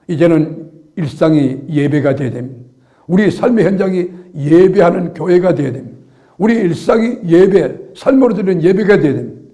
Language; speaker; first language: Korean; native; Korean